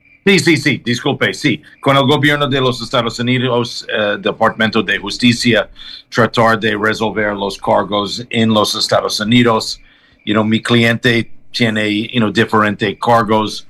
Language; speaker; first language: Spanish; non-native, learner; English